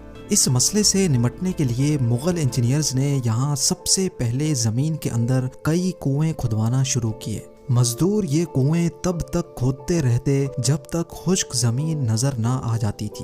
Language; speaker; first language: Urdu; native; Urdu